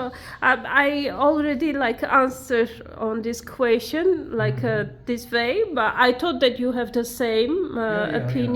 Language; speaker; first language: English; non-native, learner; Armenian